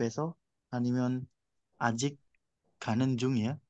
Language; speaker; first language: Korean; non-native, fluent; Indonesian